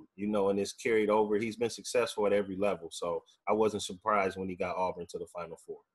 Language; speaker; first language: English; native; English